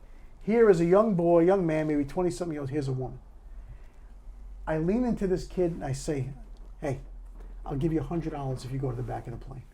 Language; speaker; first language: English; native; English